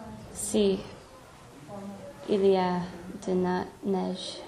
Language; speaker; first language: French; non-native, learner; English